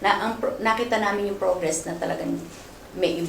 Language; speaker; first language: Filipino; native; Filipino